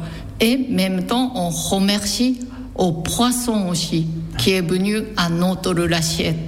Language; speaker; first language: French; non-native, fluent; Japanese